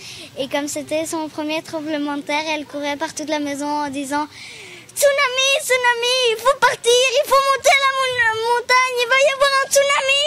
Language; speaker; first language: French; non-native, learner; Spanish